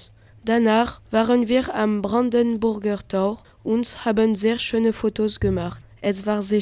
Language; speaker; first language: German; non-native, learner; French